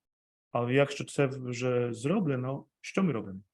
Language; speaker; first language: Ukrainian; non-native, fluent; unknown